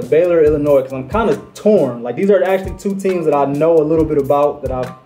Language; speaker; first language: English; native; English